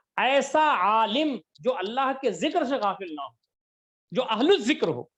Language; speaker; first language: Urdu; native; Urdu